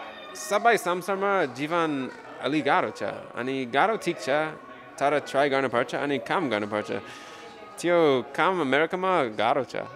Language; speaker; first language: Nepali; non-native, learner; English